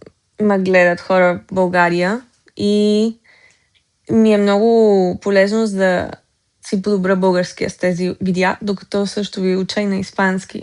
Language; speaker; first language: Bulgarian; early bilingual, heritage; Bulgarian